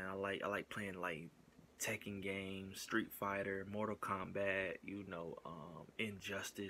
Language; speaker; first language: English; native; English